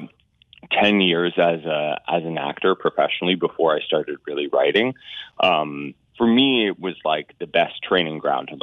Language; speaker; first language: English; native; English